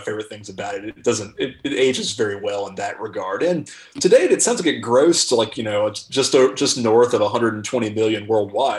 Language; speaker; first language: English; native; English